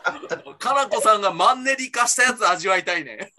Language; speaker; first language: Japanese; native; Japanese